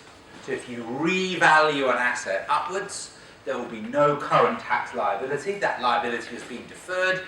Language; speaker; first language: English; native; English